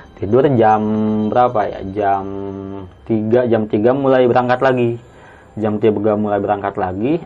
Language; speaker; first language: Indonesian; non-native, local second language; Sundanese